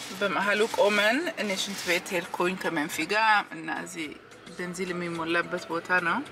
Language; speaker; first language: Amharic; early bilingual, heritage; Amharic